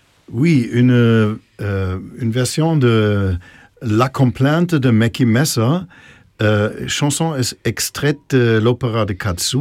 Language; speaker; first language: French; non-native, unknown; German